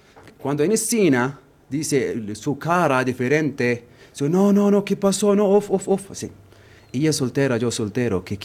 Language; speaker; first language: Spanish; non-native, learner; Arabic